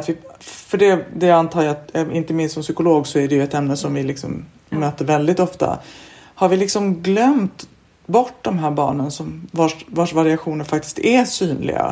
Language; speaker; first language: Swedish; native; Swedish